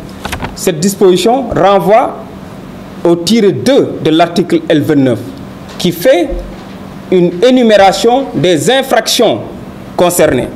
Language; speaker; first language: French; non-native, local second language; Wolof